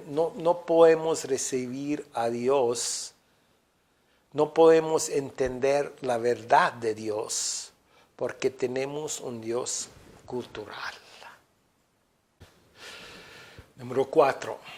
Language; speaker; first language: Spanish; non-native, fluent; English